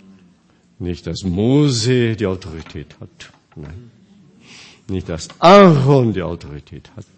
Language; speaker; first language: German; non-native, fluent; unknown